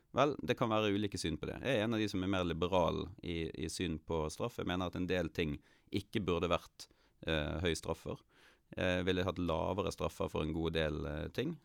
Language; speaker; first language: Norwegian; native; Norwegian